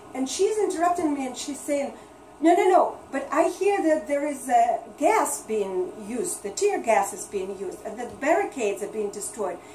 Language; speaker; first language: English; non-native, fluent; Russian